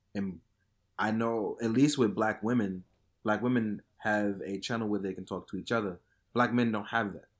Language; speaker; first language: English; native; English